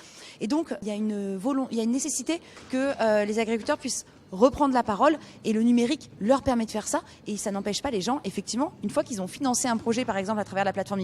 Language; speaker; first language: French; native; French